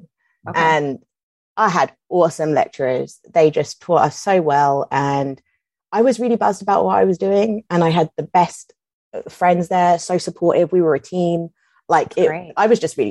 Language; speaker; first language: English; native; English